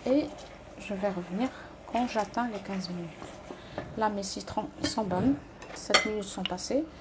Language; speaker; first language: French; non-native, local second language; Arabic